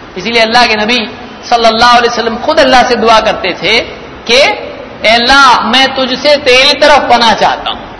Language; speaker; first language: Urdu; native; Urdu